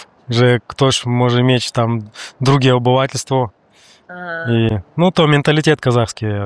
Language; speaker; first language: Polish; non-native, learner; Russian